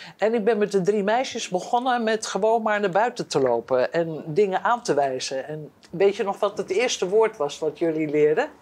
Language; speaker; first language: Dutch; native; Dutch